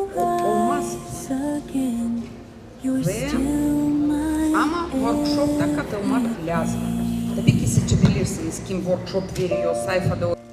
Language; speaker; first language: Turkish; non-native, learner; Russian